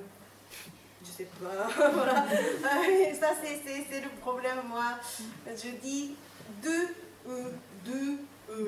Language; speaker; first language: French; non-native, fluent; Japanese